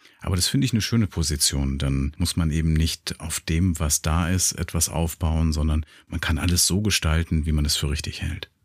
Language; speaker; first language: German; native; German